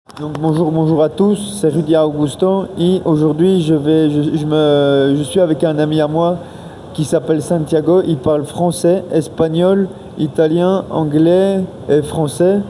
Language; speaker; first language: French; native; French